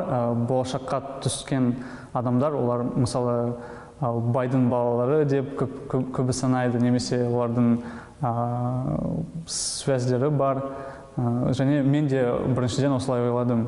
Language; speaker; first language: Kazakh; non-native, local second language; Russian